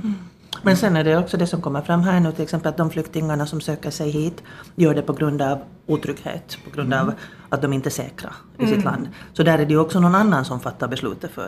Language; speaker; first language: Swedish; native; Swedish